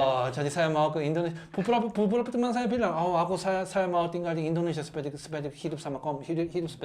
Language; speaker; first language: Indonesian; non-native, learner; Korean